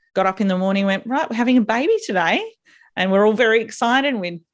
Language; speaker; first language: English; native; English